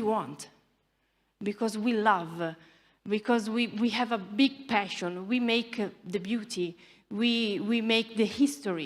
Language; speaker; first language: English; non-native, learner; Italian